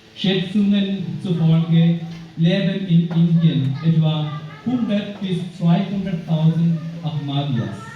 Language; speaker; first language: German; non-native, fluent; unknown